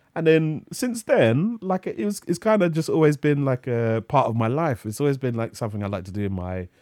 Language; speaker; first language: English; native; English